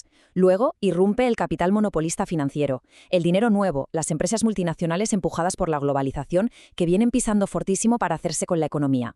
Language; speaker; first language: Spanish; native; Spanish